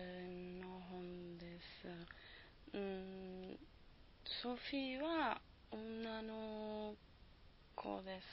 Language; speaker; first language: Japanese; non-native, learner; Spanish